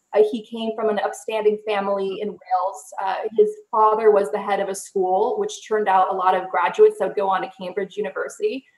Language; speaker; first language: English; native; English